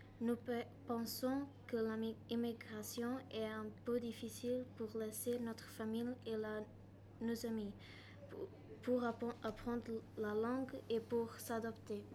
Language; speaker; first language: French; non-native, learner; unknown